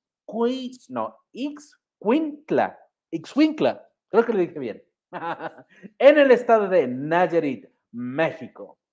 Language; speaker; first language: Spanish; native; Spanish